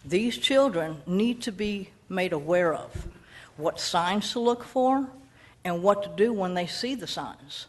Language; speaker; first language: English; native; English